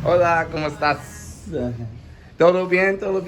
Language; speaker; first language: Spanish; non-native, learner; English